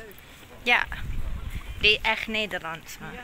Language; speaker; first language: Dutch; non-native, learner; Thai